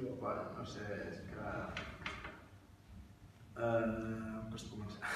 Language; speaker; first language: Catalan; non-native, fluent; Riffian